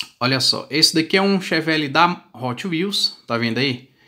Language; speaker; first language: Portuguese; native; Portuguese